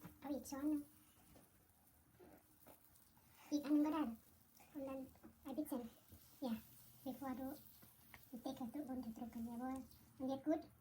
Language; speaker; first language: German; non-native, learner; Thai